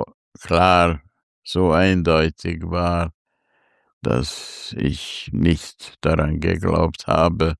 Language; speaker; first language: German; non-native, fluent; Hungarian